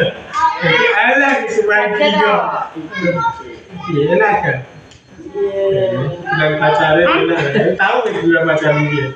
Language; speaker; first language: Indonesian; non-native, local second language; Javanese